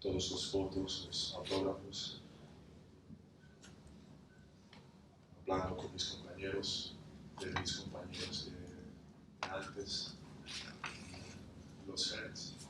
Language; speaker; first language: Spanish; non-native, fluent; English